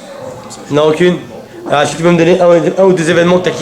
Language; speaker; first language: French; native; French